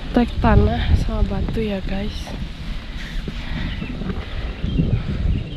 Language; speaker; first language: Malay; non-native, local second language; Sundanese